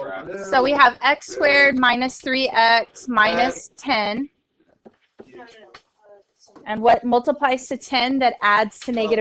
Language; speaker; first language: English; native; English